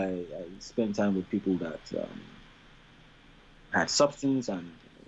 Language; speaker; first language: English; non-native, local second language; Yoruba